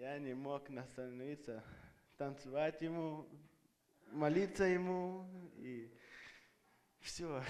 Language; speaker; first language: Russian; early bilingual, heritage; Russian